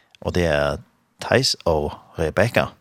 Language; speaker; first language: Danish; non-native, learner; Faroese